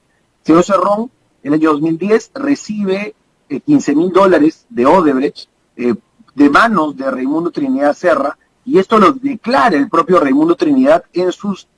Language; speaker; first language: Spanish; native; Spanish